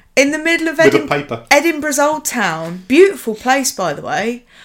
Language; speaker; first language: English; native; English